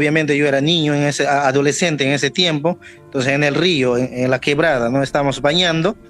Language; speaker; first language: Spanish; non-native, local second language; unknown